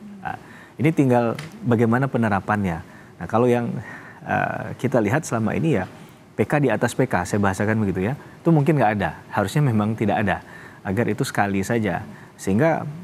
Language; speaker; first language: Indonesian; native; Indonesian